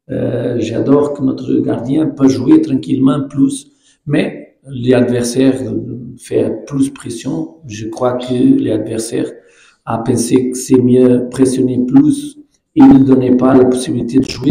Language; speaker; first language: French; non-native, fluent; Portuguese